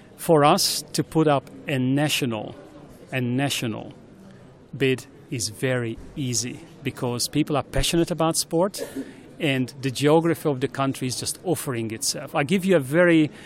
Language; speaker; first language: English; non-native, fluent; Hungarian